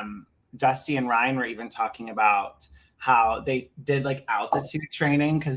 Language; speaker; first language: English; native; English